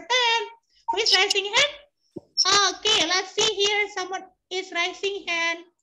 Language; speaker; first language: English; non-native, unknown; Indonesian